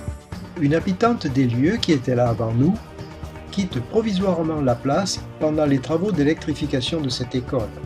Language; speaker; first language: French; native; French